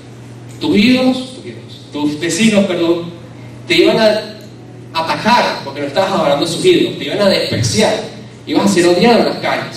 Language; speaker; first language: Spanish; native; Spanish